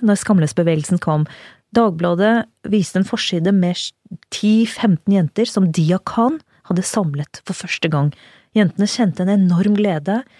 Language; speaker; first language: Norwegian; early bilingual, other home language; Urdu